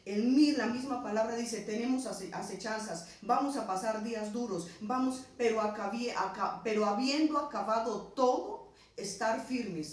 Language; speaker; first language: Spanish; native; Spanish